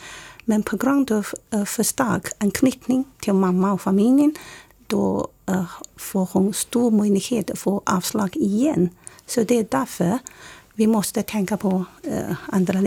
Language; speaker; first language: Swedish; non-native, fluent; Chinese